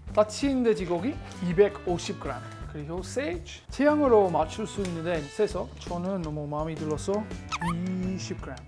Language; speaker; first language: Korean; non-native, learner; English